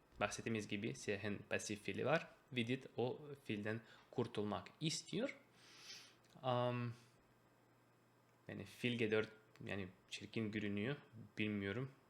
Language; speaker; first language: Turkish; non-native, fluent; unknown